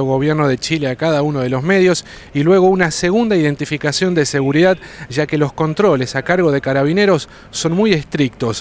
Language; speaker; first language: Spanish; native; Spanish